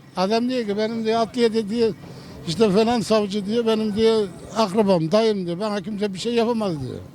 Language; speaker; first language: Turkish; native; Turkish